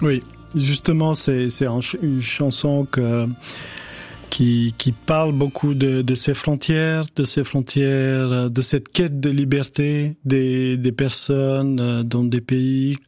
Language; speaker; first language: French; non-native, fluent; Albanian